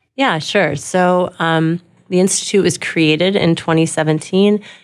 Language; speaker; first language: English; native; English